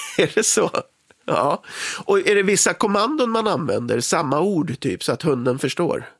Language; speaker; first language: Swedish; native; Swedish